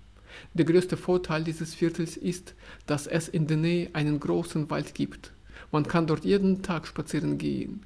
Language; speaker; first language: German; non-native, fluent; Russian